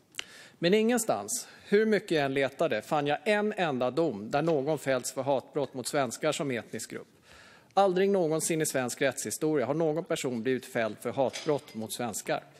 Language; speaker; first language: Swedish; native; Swedish